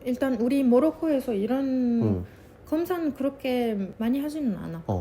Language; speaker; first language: Korean; non-native, fluent; Arabic